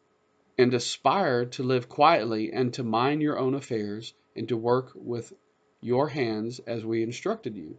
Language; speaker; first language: English; native; English